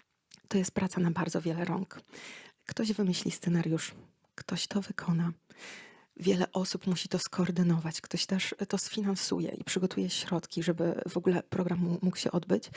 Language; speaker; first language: Polish; native; Polish